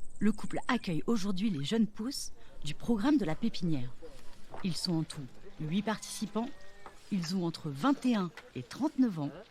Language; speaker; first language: French; native; French